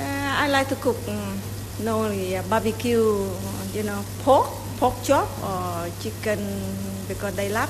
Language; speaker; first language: English; non-native, learner; Vietnamese